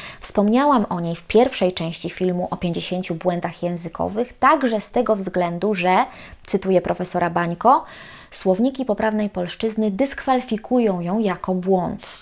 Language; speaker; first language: Polish; native; Polish